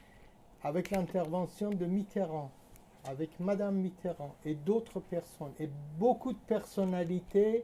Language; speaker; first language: French; non-native, fluent; Persian